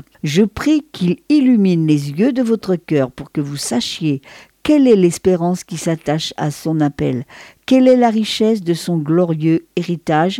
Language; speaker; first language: French; native; French